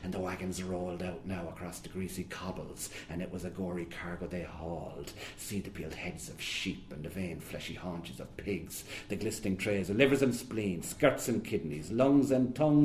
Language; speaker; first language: English; native; English